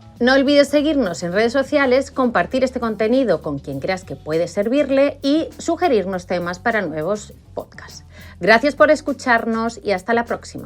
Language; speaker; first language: Spanish; native; Spanish